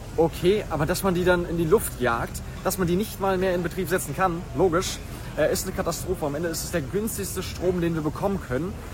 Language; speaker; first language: German; native; German